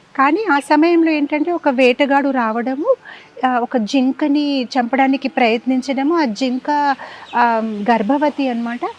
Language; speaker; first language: Telugu; non-native, fluent; Gujarati